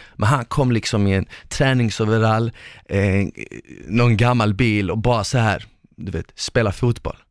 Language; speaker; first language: Swedish; early bilingual, other home language; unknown